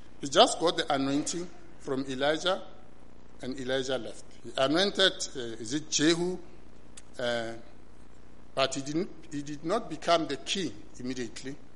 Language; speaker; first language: English; non-native, local second language; Tswana